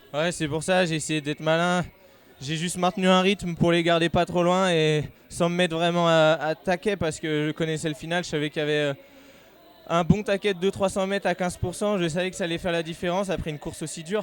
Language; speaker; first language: French; native; French